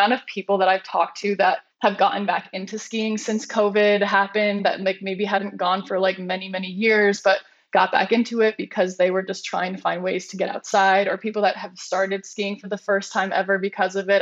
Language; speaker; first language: English; native; English